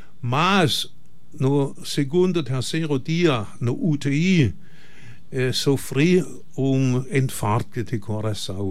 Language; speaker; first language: Portuguese; non-native, fluent; German